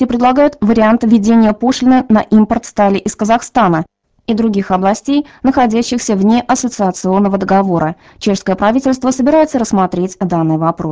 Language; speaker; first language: Russian; native; Russian